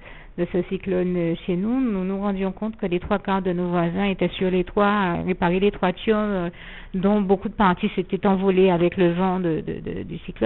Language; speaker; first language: French; native; French